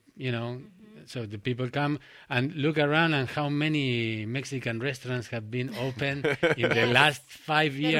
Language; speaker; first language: English; non-native, fluent; Spanish